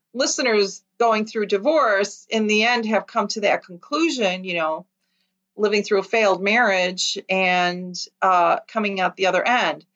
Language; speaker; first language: English; early bilingual, other home language; Lithuanian